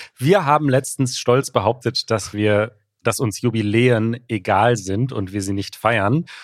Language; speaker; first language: German; native; German